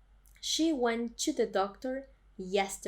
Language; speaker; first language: English; non-native, fluent; Spanish